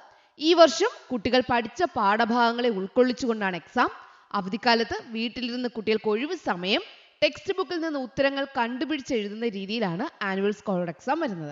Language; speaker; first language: Malayalam; native; Malayalam